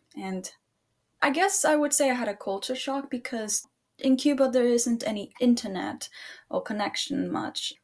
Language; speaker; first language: English; early bilingual, other home language; Spanish